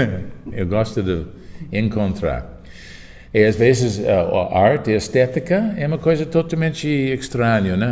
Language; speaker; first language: Portuguese; non-native, fluent; English